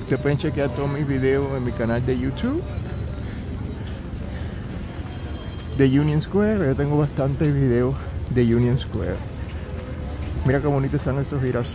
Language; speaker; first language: Spanish; early bilingual, heritage; Spanish